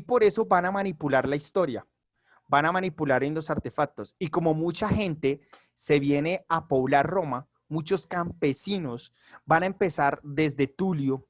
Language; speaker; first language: Spanish; native; Spanish